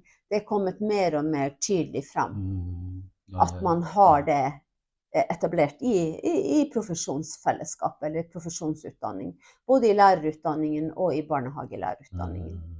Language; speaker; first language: Norwegian; non-native, local second language; Northern Sami